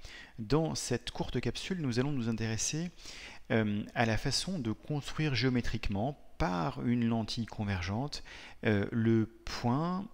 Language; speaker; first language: French; native; French